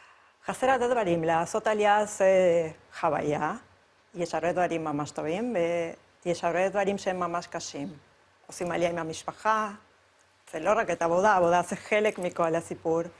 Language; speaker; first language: Hebrew; non-native, fluent; Spanish